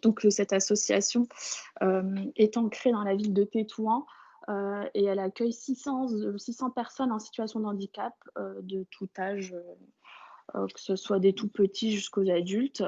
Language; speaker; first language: French; native; French